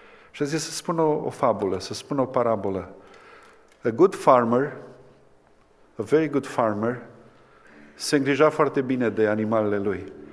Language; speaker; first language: Romanian; native; Romanian